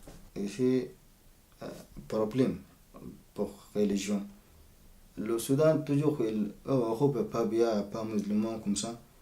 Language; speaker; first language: French; non-native, learner; Arabic